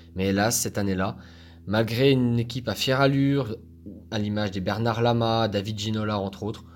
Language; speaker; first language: French; native; French